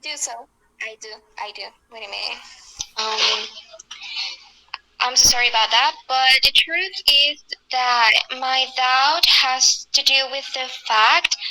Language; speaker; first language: English; non-native, learner; Spanish